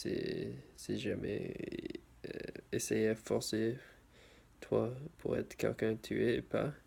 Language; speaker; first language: French; non-native, learner; English